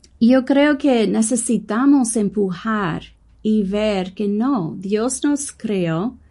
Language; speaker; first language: Spanish; non-native, learner; English